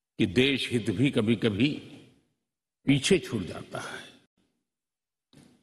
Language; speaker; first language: Hindi; non-native, local second language; Gujarati